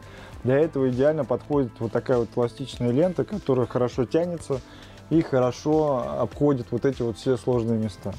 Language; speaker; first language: Russian; native; Russian